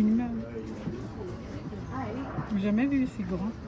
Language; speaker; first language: French; non-native, fluent; Chinese